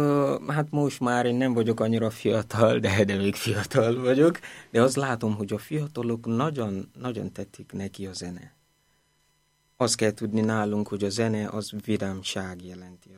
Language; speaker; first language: Hungarian; non-native, fluent; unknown